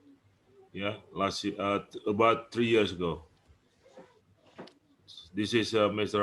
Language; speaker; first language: English; non-native, learner; Indonesian